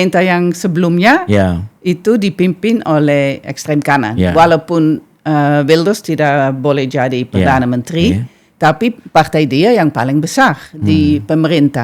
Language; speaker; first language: Indonesian; non-native, fluent; Dutch